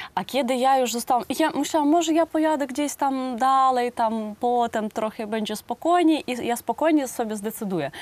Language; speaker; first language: Polish; non-native, learner; Ukrainian